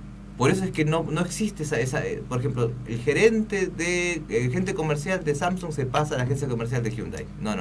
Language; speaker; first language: Spanish; early bilingual, other home language; Korean